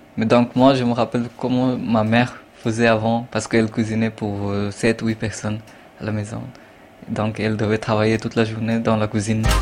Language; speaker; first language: French; non-native, fluent; Bangla